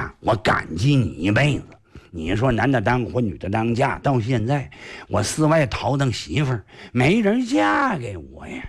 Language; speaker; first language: Chinese; native; Chinese